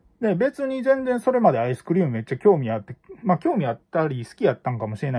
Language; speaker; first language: Japanese; native; Japanese